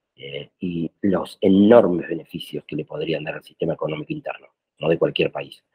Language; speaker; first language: Spanish; native; Spanish